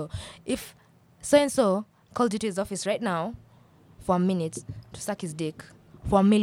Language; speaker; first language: English; non-native, local second language; Swahili